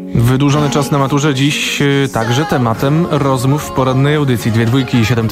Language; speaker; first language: Polish; native; Polish